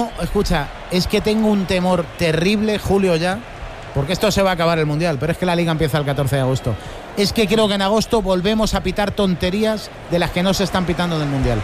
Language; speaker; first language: Spanish; native; Spanish